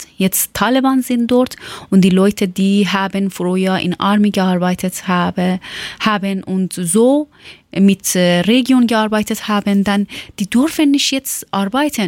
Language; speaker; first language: German; non-native, learner; Persian